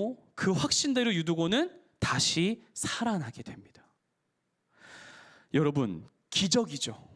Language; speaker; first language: Korean; native; Korean